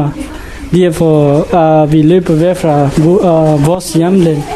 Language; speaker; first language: Danish; non-native, learner; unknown